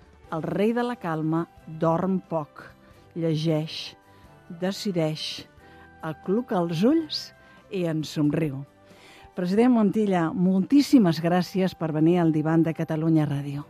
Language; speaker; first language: Catalan; native; Catalan